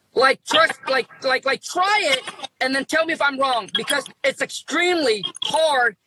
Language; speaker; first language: English; early bilingual, other home language; Vietnamese